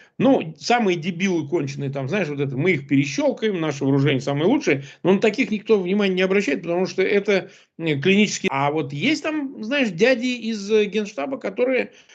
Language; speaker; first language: Russian; native; Russian